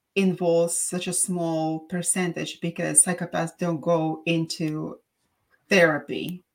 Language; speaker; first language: English; non-native, fluent; Russian